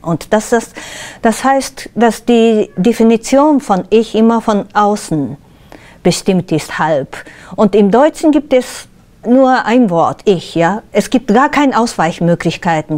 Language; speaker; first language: German; non-native, fluent; Japanese